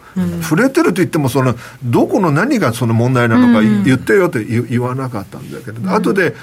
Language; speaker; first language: Japanese; non-native, fluent; Chinese